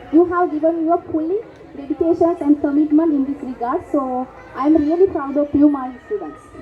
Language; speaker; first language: English; non-native, local second language; Sinhala